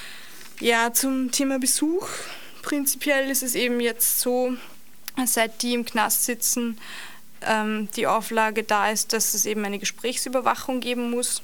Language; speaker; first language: German; native; German